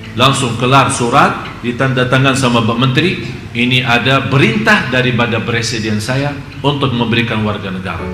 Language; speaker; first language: Indonesian; non-native, fluent; Arabic